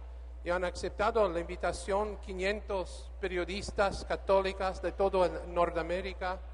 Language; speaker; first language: Spanish; non-native, learner; English